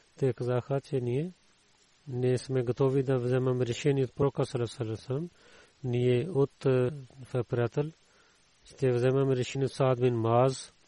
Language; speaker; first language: Bulgarian; non-native, learner; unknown